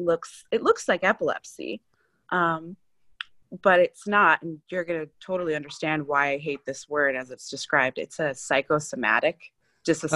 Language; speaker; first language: English; native; English